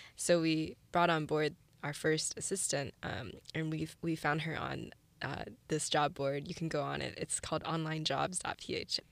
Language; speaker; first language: English; early bilingual, other home language; Chinese